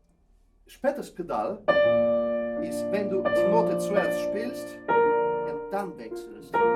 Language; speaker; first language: German; non-native, fluent; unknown